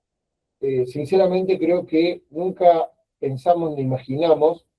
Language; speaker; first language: Spanish; native; Spanish